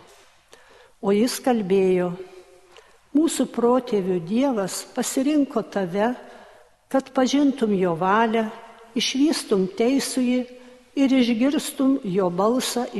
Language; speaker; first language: Lithuanian; native; Lithuanian